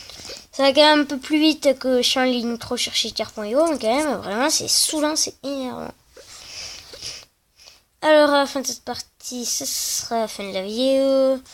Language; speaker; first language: French; native; French